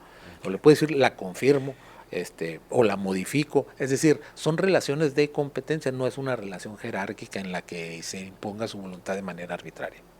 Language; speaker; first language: Spanish; native; Spanish